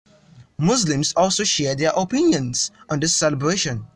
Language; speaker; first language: English; non-native, local second language; Yoruba